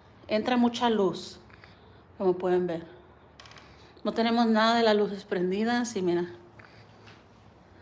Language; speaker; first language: Spanish; early bilingual, heritage; Spanish